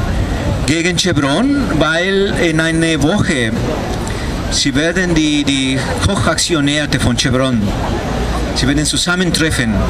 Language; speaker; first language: German; non-native, fluent; Spanish